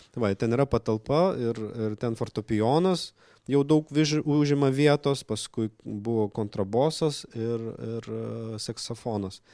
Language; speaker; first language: Lithuanian; non-native, local second language; Russian